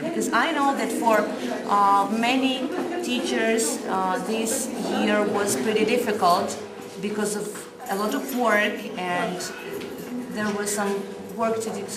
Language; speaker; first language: English; non-native, fluent; Ukrainian